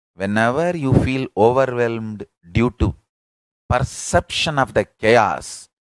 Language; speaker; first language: English; non-native, local second language; Tamil